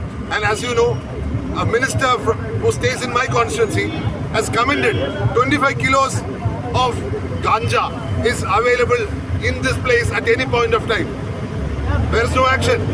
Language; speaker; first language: English; non-native, local second language; Malayalam